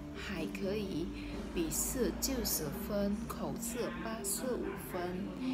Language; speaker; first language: Chinese; non-native, learner; Khmer